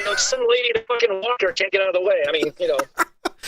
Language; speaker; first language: English; native; English